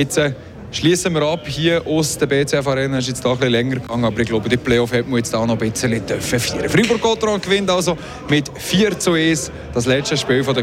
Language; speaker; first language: German; native; German